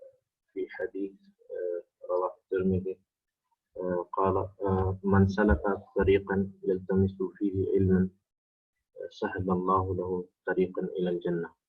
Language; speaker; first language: Arabic; non-native, fluent; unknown